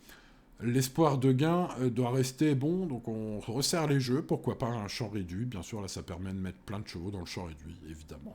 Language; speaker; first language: French; native; French